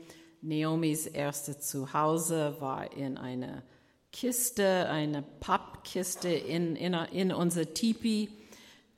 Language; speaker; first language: German; non-native, fluent; English